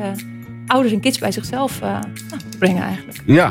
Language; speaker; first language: Dutch; native; Dutch